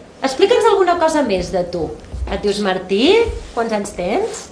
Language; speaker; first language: Catalan; native; Catalan